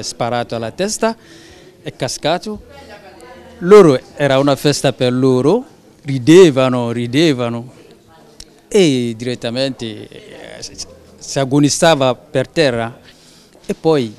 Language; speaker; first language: Italian; non-native, learner; French